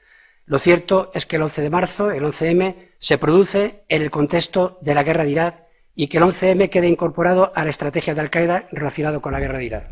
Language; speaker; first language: Spanish; native; Spanish